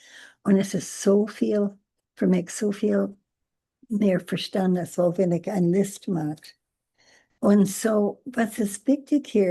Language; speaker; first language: German; non-native, learner; English